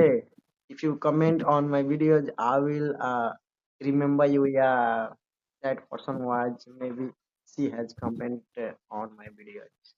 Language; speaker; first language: English; non-native, learner; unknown